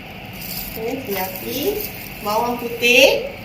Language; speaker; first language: Malay; native; Malay